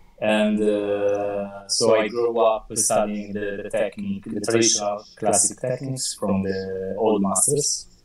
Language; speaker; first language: English; non-native, fluent; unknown